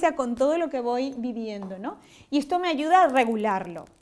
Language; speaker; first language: Spanish; native; Spanish